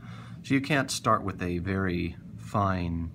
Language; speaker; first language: English; native; English